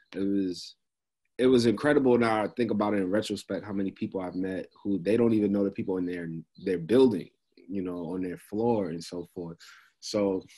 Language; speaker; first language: English; native; English